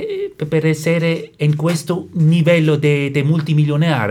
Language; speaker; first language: Italian; non-native, learner; German